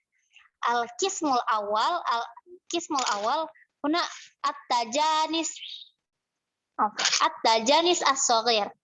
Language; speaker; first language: Arabic; non-native, learner; Indonesian